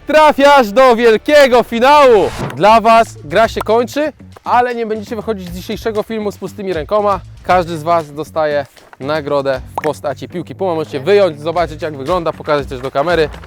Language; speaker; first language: Polish; native; Polish